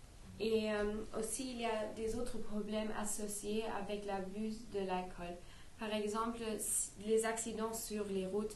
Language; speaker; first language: French; non-native, learner; English